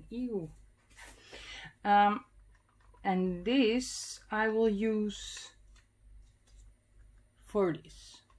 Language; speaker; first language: English; non-native, fluent; Dutch